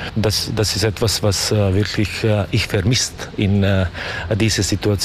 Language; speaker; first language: German; non-native, learner; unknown